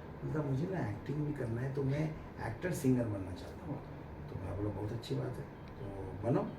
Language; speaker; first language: Hindi; non-native, local second language; Bangla